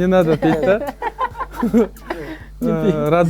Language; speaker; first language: Russian; non-native, local second language; Kazakh